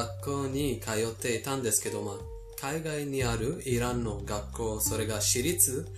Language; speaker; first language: Japanese; non-native, fluent; Persian